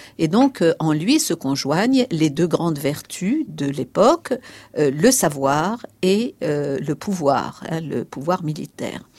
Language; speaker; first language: French; non-native, local second language; Arabic